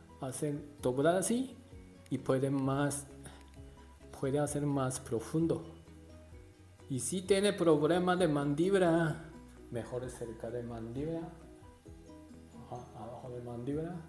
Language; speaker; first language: Spanish; non-native, learner; Japanese